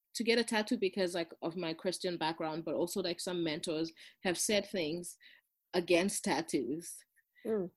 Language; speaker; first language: English; non-native, local second language; Zulu